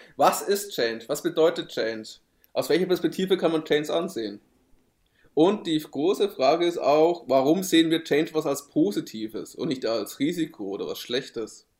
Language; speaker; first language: German; native; German